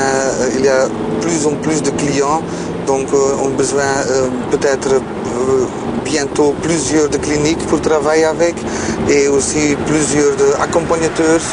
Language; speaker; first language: French; non-native, learner; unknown